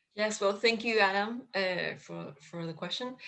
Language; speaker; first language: English; non-native, fluent; Spanish